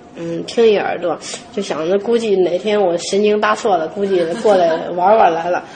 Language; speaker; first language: Chinese; native; Chinese